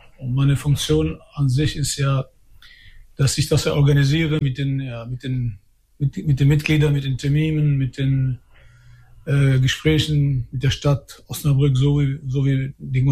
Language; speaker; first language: German; early bilingual, other home language; Albanian